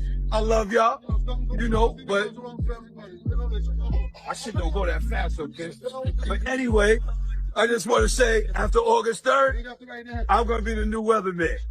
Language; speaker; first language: English; native; English